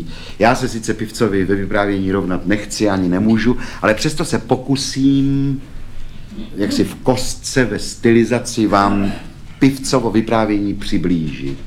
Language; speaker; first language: Czech; native; Czech